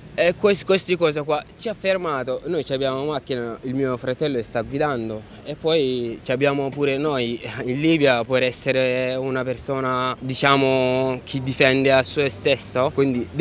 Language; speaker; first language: Italian; non-native, learner; Arabic